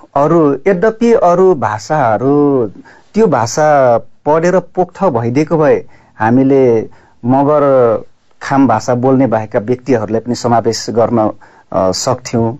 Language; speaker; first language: Nepali; non-native, local second language; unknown